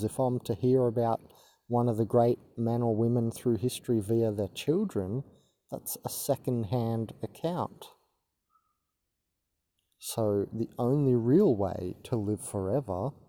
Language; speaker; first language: English; native; English